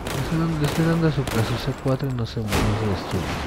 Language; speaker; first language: Spanish; native; Spanish